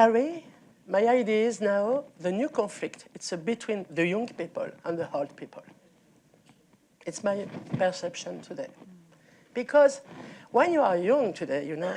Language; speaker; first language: English; non-native, learner; French